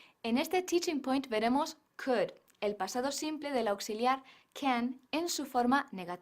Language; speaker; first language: Spanish; non-native, fluent; English